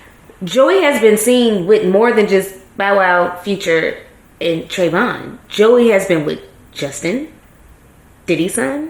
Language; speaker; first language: English; native; English